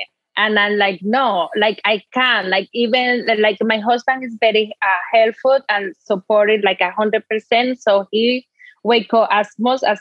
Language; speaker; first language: English; non-native, fluent; Spanish